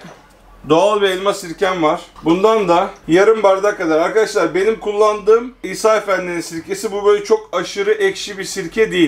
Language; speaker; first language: Turkish; native; Turkish